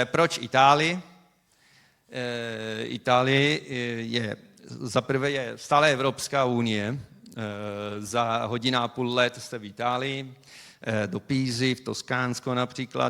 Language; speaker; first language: Czech; non-native, fluent; Italian